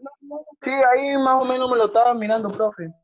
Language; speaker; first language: Spanish; native; Spanish